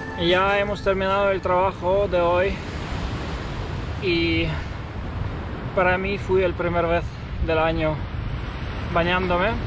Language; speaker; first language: Spanish; non-native, fluent; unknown